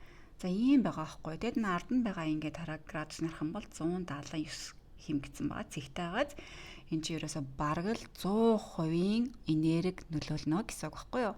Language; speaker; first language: Mongolian; native; Mongolian